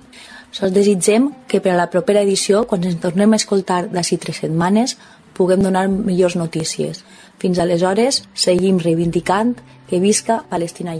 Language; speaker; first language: Catalan; native; Catalan